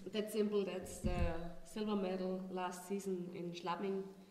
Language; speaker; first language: English; non-native, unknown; German